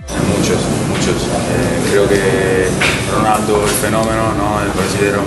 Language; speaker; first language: Spanish; non-native, fluent; Italian